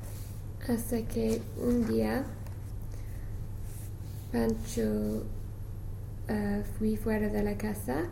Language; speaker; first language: Spanish; non-native, learner; English